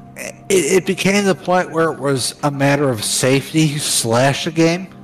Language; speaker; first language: English; native; English